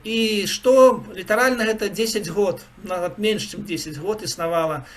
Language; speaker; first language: Belarusian; non-native, local second language; Russian